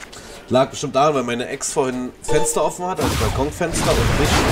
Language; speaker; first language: German; native; German